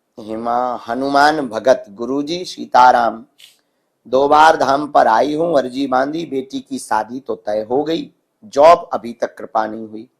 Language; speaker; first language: Hindi; native; Hindi